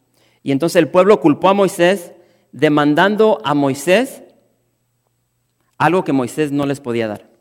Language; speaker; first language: Spanish; native; Spanish